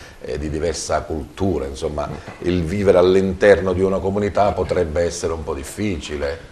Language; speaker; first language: Italian; native; Italian